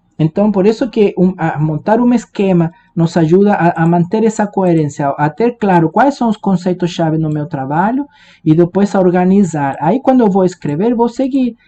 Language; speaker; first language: Portuguese; non-native, fluent; Spanish